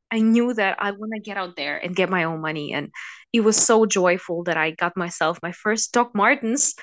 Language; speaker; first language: English; non-native, fluent; Russian